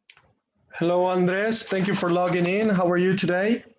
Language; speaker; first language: English; non-native, fluent; Spanish